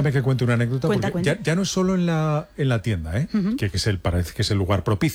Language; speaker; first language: Spanish; native; Spanish